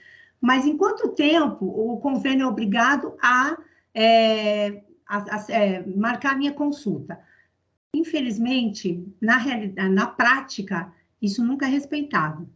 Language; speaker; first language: Portuguese; native; Portuguese